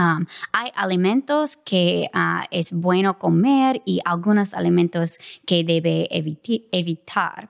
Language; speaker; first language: Spanish; non-native, fluent; English